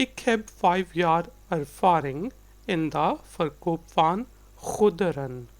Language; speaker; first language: Dutch; non-native, learner; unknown